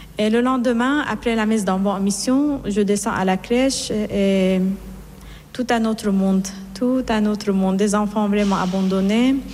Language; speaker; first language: French; non-native, fluent; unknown